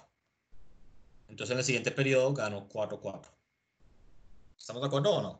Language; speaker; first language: Spanish; native; Spanish